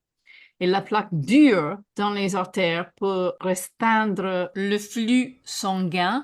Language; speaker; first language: French; non-native, fluent; English